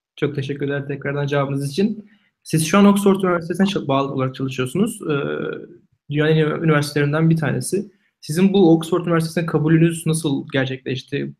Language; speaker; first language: Turkish; native; Turkish